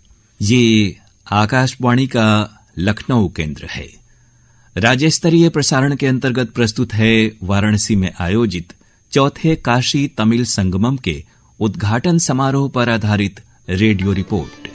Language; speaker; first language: Hindi; native; Hindi